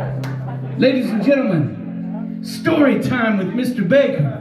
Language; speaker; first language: English; native; English